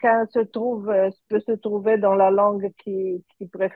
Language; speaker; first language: French; early bilingual, heritage; French